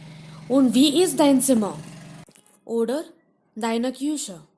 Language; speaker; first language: German; non-native, fluent; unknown